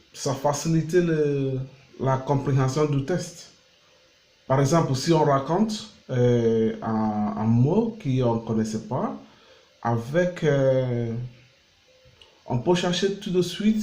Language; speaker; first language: French; non-native, learner; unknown